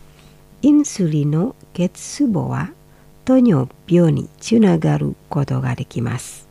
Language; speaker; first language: Japanese; non-native, fluent; Indonesian